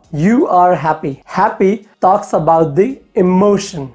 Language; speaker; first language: English; non-native, local second language; Hindi